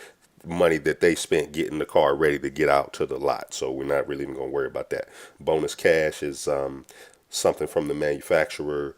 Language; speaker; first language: English; native; English